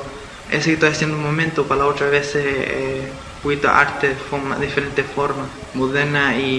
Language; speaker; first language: Spanish; early bilingual, heritage; Spanish